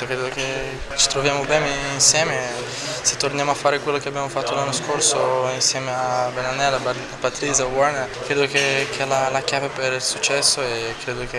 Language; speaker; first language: Italian; non-native, fluent; Portuguese